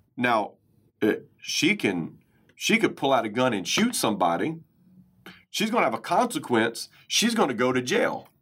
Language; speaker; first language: English; native; English